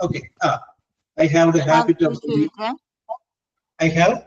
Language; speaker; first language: English; non-native, local second language; Malayalam